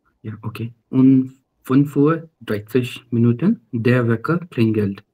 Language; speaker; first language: German; non-native, learner; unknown